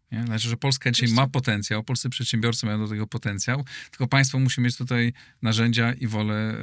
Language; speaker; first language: Polish; native; Polish